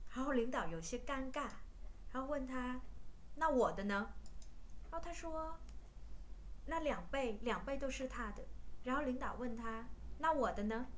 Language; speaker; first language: Chinese; non-native, fluent; Vietnamese